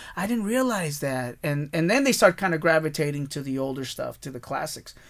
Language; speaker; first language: English; early bilingual, other home language; Spanish